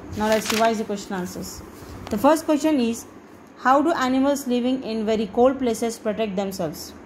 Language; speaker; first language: English; non-native, local second language; Bangla